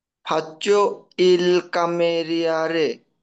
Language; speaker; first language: Italian; non-native, learner; Bangla